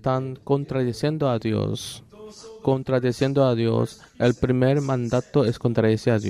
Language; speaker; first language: Spanish; non-native, learner; Korean